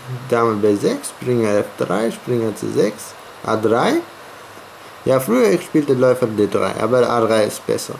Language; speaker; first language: German; non-native, fluent; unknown